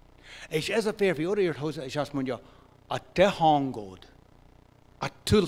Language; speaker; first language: Hungarian; non-native, fluent; English